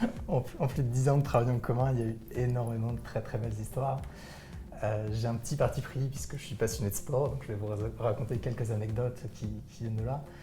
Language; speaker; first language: French; native; French